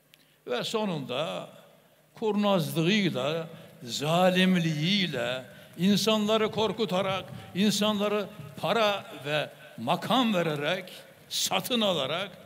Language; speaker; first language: Turkish; native; Turkish